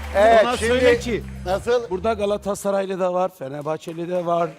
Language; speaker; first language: Turkish; native; Turkish